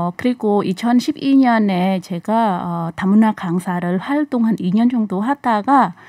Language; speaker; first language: Korean; non-native, learner; Khmer